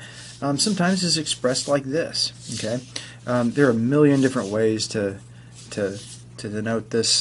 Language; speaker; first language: English; native; English